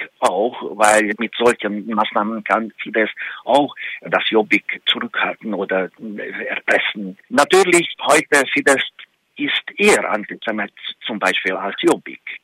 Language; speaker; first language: German; non-native, fluent; Hungarian